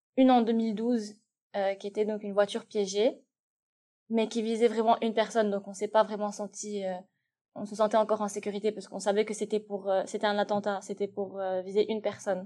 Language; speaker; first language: French; non-native, local second language; Arabic